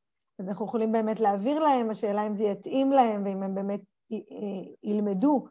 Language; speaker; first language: Hebrew; native; Hebrew